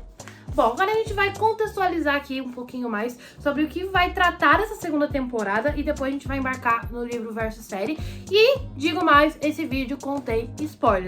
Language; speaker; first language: Portuguese; native; Portuguese